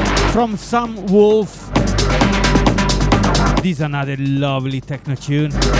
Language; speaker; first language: English; non-native, fluent; Italian